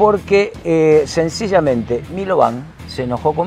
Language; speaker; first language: Spanish; native; Spanish